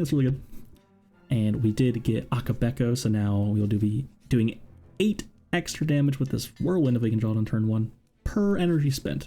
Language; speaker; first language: English; native; English